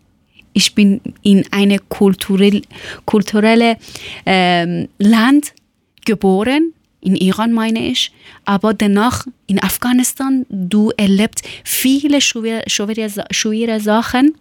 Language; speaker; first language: German; non-native, learner; Persian